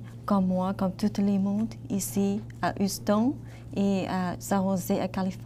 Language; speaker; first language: French; non-native, learner; Vietnamese